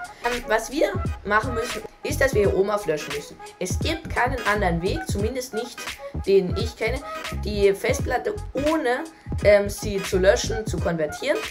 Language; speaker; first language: German; native; German